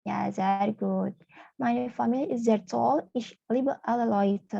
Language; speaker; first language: German; non-native, fluent; Indonesian